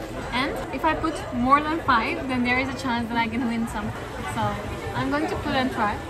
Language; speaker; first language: English; non-native, local second language; Assamese